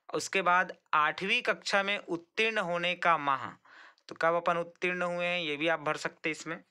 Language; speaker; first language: Hindi; native; Hindi